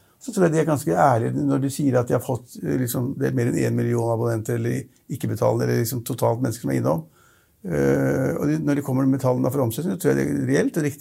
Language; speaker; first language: Norwegian; native; Norwegian